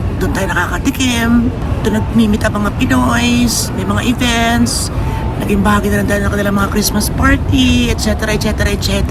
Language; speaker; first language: Filipino; native; Filipino